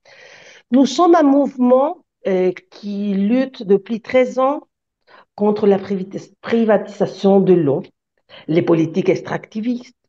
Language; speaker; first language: French; non-native, fluent; Spanish